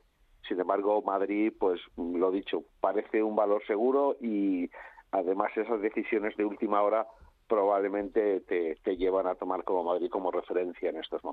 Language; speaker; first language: Spanish; native; Spanish